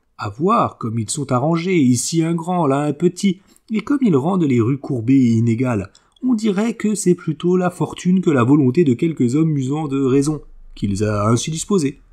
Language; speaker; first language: French; native; French